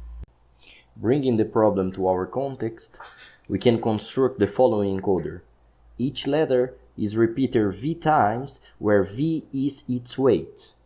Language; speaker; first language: English; non-native, fluent; Portuguese